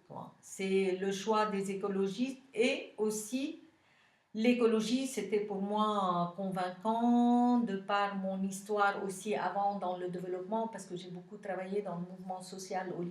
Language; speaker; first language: French; non-native, local second language; Arabic